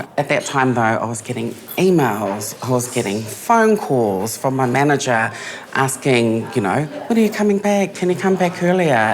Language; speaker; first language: English; native; English